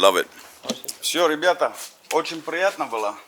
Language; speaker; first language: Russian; non-native, learner; English